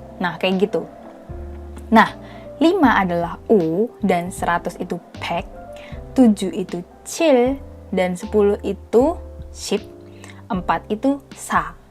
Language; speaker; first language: Indonesian; native; Indonesian